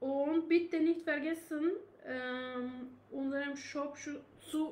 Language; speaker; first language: German; non-native, learner; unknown